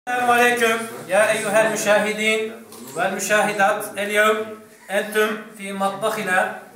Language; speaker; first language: Arabic; non-native, fluent; Turkish